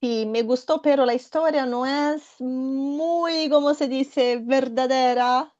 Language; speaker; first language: Spanish; non-native, fluent; Portuguese